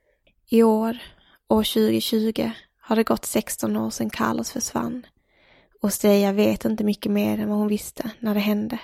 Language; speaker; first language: Swedish; native; Swedish